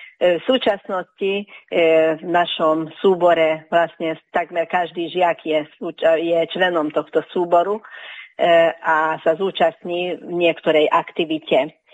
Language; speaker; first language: Slovak; early bilingual, heritage; Slovak